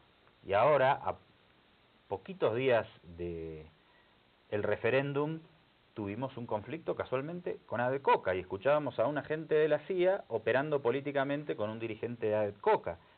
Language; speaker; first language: Spanish; native; Spanish